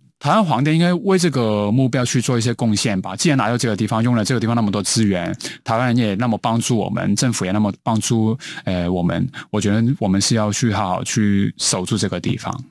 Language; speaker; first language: Chinese; non-native, local second language; Cantonese